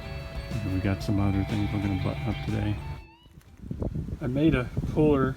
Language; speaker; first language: English; native; English